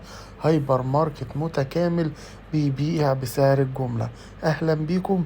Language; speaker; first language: Arabic; native; Arabic